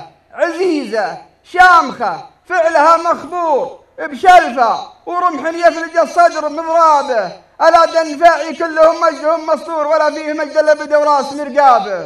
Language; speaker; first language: Arabic; native; Arabic